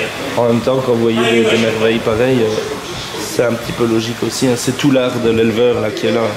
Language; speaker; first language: French; native; French